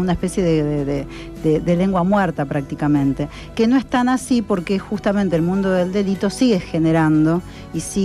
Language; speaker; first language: Spanish; native; Spanish